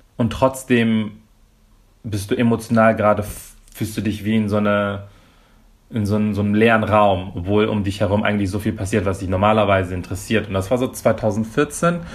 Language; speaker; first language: German; early bilingual, other home language; Persian